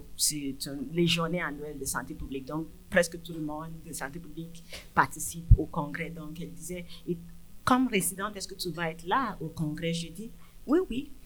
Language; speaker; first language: French; non-native, fluent; Yoruba